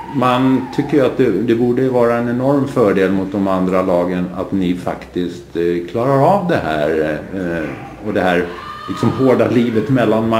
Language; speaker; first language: Swedish; native; Swedish